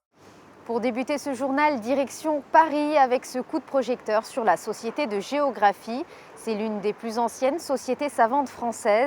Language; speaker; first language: French; native; French